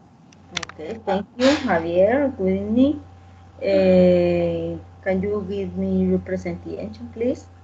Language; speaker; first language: English; non-native, learner; Spanish